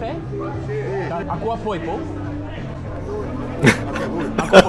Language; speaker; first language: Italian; non-native, learner; English